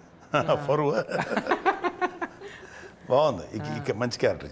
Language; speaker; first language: Telugu; native; Telugu